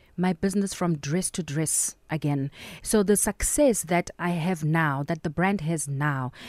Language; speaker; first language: English; non-native, local second language; Southern Sotho